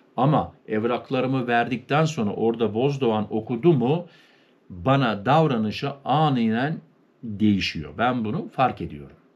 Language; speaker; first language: Turkish; native; Turkish